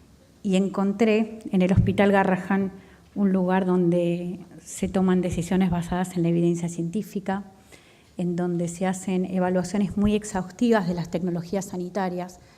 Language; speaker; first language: Spanish; native; Spanish